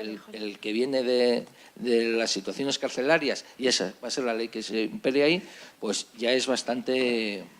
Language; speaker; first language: Spanish; native; Spanish